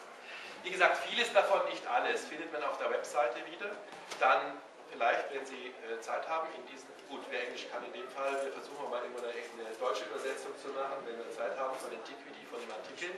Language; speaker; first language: German; native; German